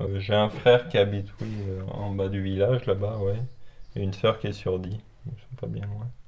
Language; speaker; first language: French; native; French